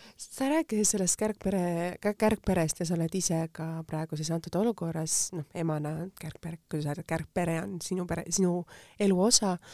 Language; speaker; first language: Estonian; native; Estonian